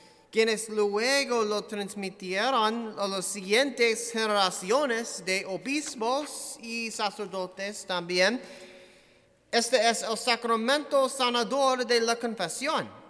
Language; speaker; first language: Spanish; non-native, fluent; English